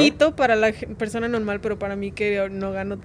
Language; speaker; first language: Spanish; native; Spanish